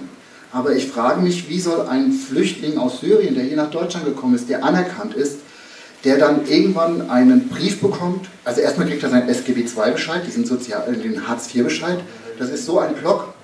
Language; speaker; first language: German; native; German